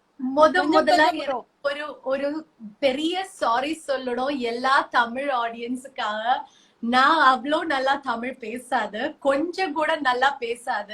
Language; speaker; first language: Tamil; non-native, learner; Malayalam